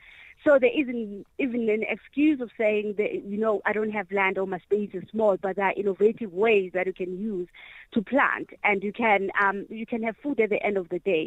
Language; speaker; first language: English; non-native, local second language; Zulu